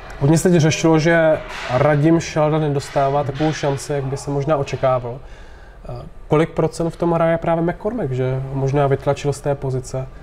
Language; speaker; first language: Czech; native; Czech